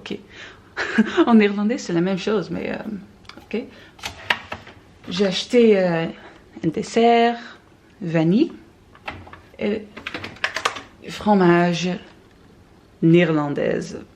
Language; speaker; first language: French; non-native, learner; Dutch